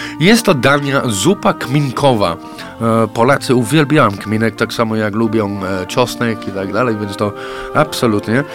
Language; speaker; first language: Polish; non-native, fluent; English